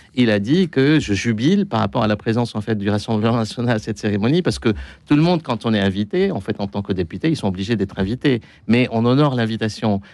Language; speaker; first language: French; non-native, local second language; Arabic